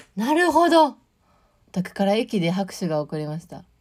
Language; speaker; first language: Japanese; native; Japanese